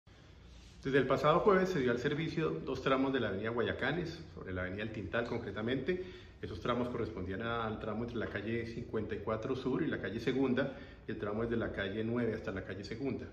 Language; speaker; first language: Spanish; native; Spanish